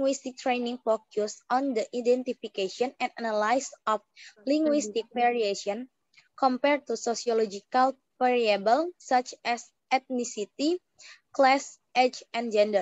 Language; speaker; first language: English; non-native, learner; Indonesian